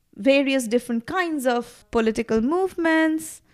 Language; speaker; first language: English; non-native, local second language; Bangla